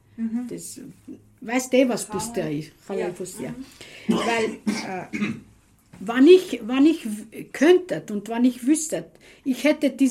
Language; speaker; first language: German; non-native, local second language; Romany